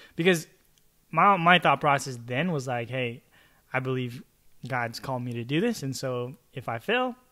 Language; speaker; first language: English; early bilingual, other home language; Chavacano